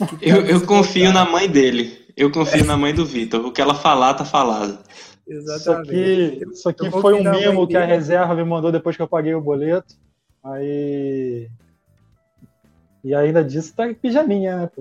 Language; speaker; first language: Portuguese; native; Portuguese